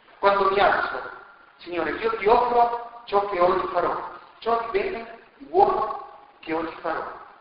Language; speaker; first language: Italian; non-native, fluent; Spanish